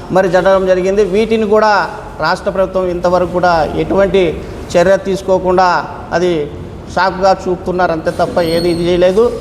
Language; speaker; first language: Telugu; native; Telugu